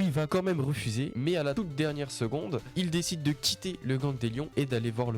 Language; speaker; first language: French; native; French